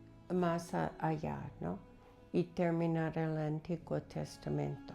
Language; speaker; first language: Spanish; non-native, fluent; English